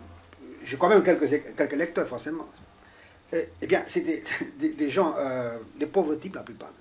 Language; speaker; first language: French; non-native, fluent; Romanian